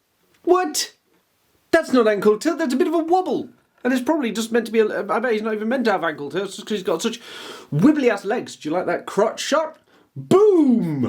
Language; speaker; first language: English; native; English